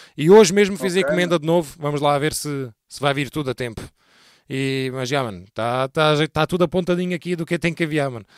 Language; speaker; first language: Portuguese; early bilingual, heritage; Portuguese